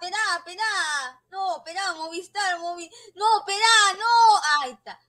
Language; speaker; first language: Spanish; native; Spanish